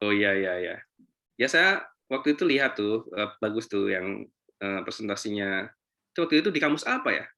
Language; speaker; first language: Indonesian; native; Indonesian